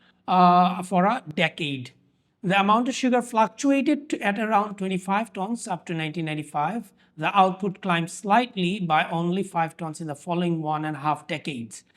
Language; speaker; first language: English; non-native, local second language; Bangla